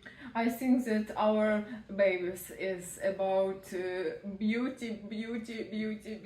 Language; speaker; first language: English; non-native, learner; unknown